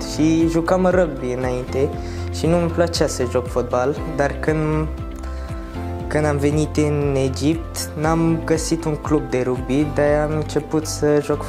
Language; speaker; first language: Romanian; non-native, learner; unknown